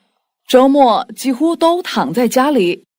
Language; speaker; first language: Chinese; non-native, fluent; Korean